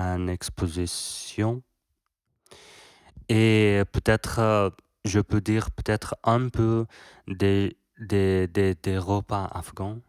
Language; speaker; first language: French; non-native, learner; Persian